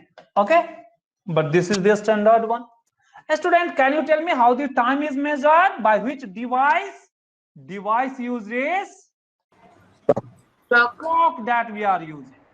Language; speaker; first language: English; non-native, local second language; Hindi